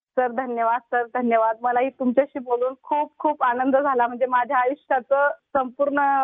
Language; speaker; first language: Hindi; non-native, local second language; Marathi